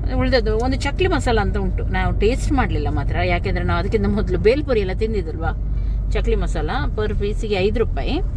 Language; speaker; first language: Kannada; non-native, local second language; Konkani